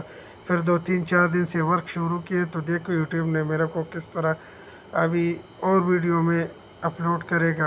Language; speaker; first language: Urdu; non-native, local second language; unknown